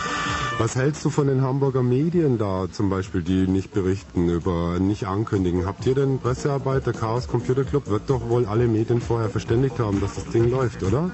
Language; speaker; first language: German; native; German